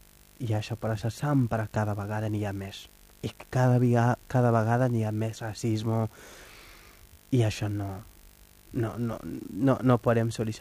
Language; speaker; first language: Catalan; non-native, fluent; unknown